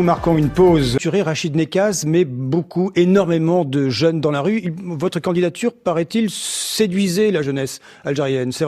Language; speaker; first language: French; native; French